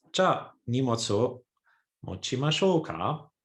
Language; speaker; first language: Japanese; non-native, fluent; English